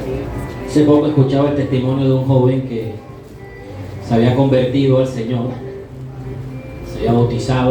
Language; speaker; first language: Spanish; native; Spanish